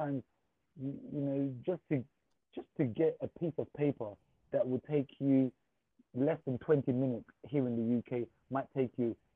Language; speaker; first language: English; native; English